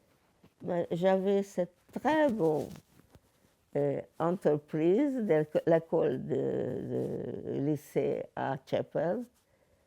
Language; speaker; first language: French; non-native, learner; Hungarian